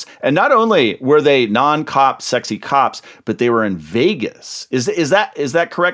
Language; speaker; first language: English; native; English